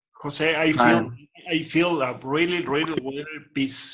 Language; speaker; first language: English; non-native, learner; Spanish